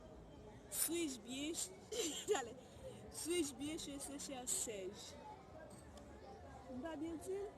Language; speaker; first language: French; non-native, local second language; Haitian Creole